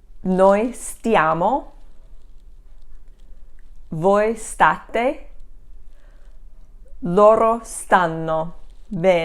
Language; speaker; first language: Italian; non-native, fluent; English